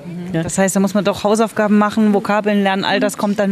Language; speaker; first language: German; native; German